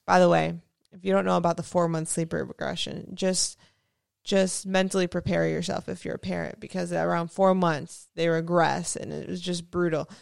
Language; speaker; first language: English; native; English